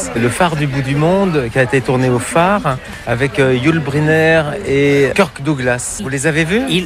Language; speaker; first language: French; native; French